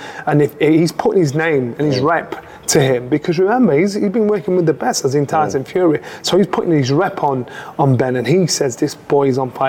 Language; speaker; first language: English; native; English